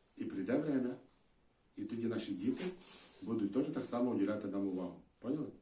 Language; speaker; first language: Ukrainian; native; Ukrainian